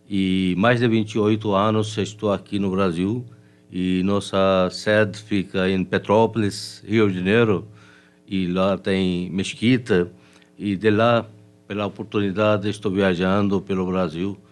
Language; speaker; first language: Portuguese; non-native, fluent; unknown